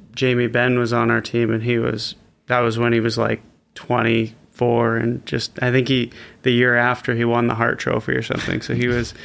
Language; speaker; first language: English; native; English